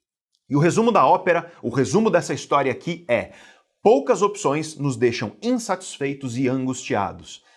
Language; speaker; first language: Portuguese; native; Portuguese